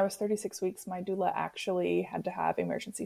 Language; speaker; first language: English; native; English